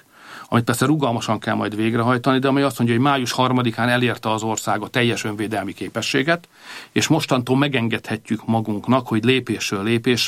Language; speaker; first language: Hungarian; native; Hungarian